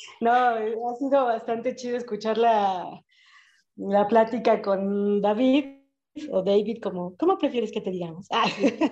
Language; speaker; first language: Spanish; native; Spanish